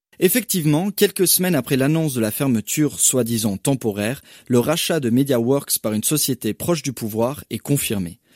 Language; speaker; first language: French; native; French